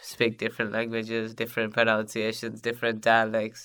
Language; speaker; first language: English; non-native, local second language; Sinhala